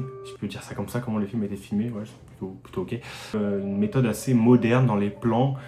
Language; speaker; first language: French; native; French